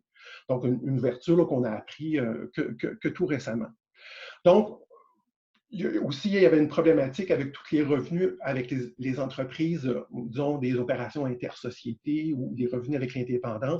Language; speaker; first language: French; native; French